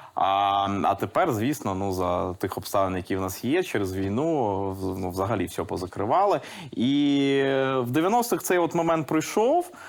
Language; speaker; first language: Ukrainian; native; Ukrainian